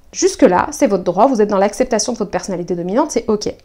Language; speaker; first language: French; native; French